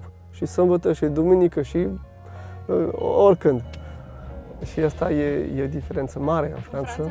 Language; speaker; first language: Romanian; non-native, fluent; French